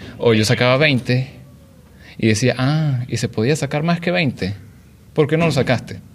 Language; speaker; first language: Spanish; native; Spanish